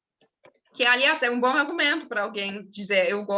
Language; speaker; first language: Portuguese; non-native, fluent; German